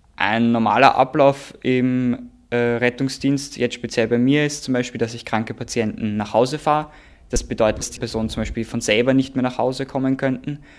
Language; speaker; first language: German; native; German